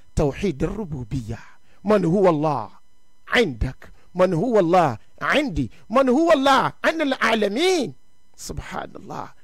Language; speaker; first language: Arabic; non-native, fluent; Yoruba